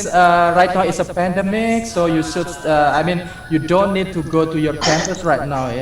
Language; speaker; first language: English; non-native, learner; Indonesian